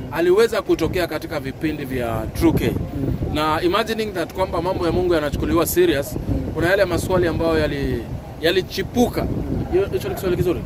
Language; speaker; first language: Swahili; native; Swahili